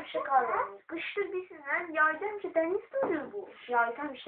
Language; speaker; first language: Turkish; non-native, learner; Azerbaijani